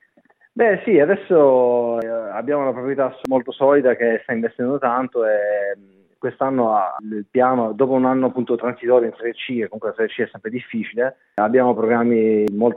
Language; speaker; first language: Italian; native; Italian